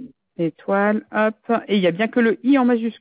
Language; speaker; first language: French; native; French